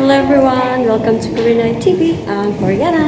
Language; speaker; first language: English; non-native, local second language; Filipino